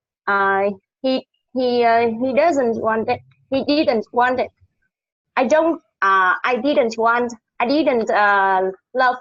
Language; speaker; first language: English; non-native, learner; Vietnamese